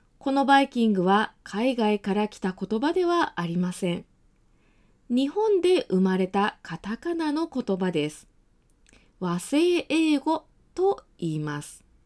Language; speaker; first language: Japanese; native; Japanese